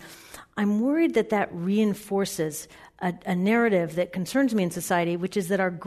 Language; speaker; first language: English; native; English